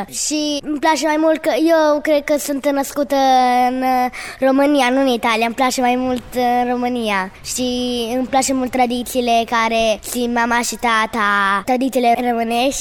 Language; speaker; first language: Romanian; early bilingual, heritage; Romanian